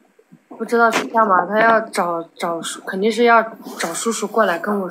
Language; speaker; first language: Chinese; native; Chinese